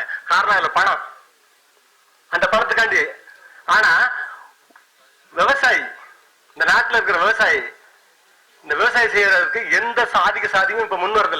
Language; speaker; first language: Tamil; native; Tamil